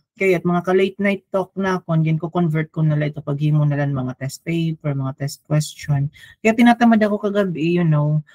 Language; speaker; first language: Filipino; non-native, local second language; Waray